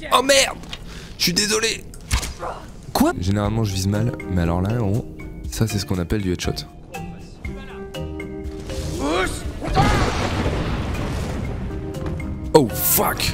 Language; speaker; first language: French; native; French